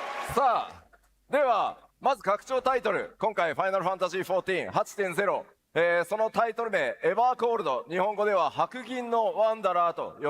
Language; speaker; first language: Japanese; native; Japanese